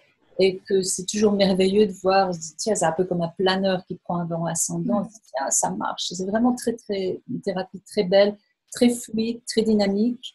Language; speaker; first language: French; native; French